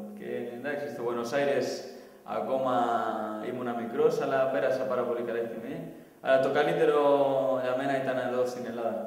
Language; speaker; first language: Greek; non-native, fluent; Spanish